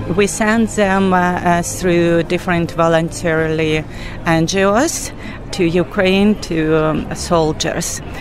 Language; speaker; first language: English; non-native, fluent; Belarusian